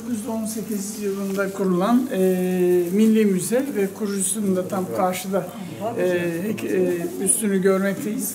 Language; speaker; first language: Turkish; native; Turkish